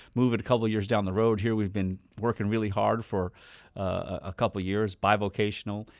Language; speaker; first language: English; native; English